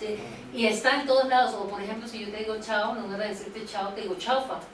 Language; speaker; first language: Spanish; native; Spanish